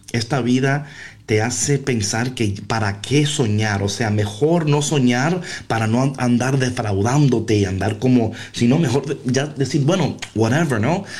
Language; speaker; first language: Spanish; early bilingual, heritage; Spanish